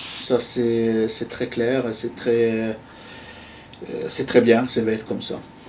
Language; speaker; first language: French; non-native, fluent; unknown